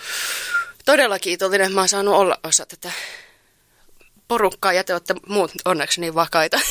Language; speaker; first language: Finnish; native; Finnish